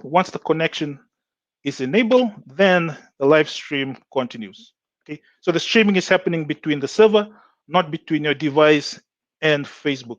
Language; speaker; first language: English; non-native, local second language; Fijian